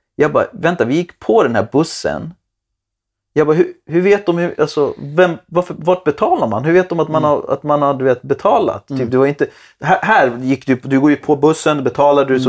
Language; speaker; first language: Swedish; early bilingual, other home language; Spanish